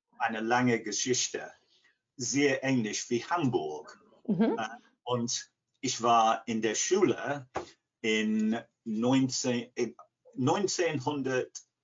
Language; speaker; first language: German; non-native, fluent; English